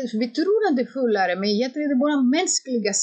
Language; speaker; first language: Swedish; non-native, fluent; Greek